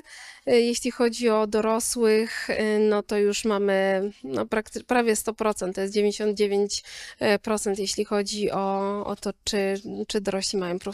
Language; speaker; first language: Polish; native; Polish